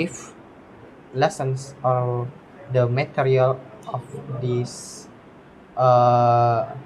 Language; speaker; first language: English; non-native, learner; Indonesian